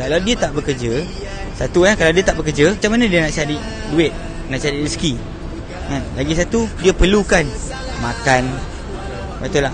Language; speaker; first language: Malay; native; Malay